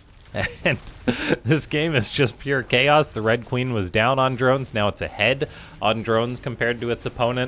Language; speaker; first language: English; native; English